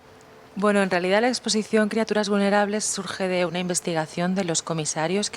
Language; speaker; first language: Spanish; native; Spanish